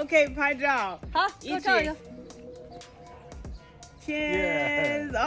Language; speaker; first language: Chinese; non-native, learner; English